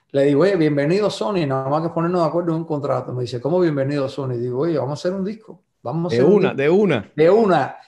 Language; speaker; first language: Spanish; native; Spanish